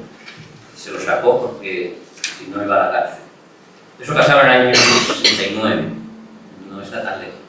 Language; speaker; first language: Spanish; non-native, local second language; Catalan